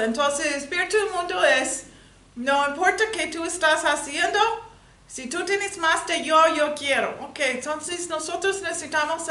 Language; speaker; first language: Spanish; non-native, learner; English